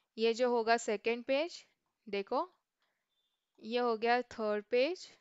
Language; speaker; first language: Hindi; non-native, local second language; Marathi